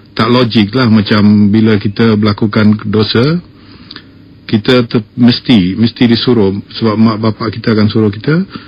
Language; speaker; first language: Malay; non-native, local second language; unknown